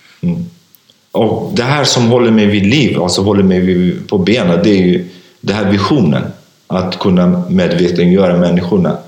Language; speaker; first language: Swedish; non-native, fluent; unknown